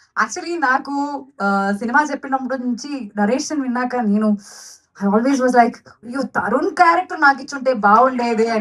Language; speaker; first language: Telugu; non-native, fluent; Malayalam